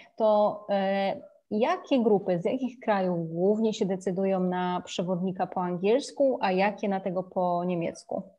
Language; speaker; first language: Polish; native; Polish